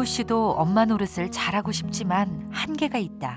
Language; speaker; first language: Korean; native; Korean